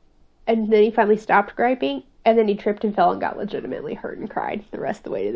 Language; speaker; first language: English; native; English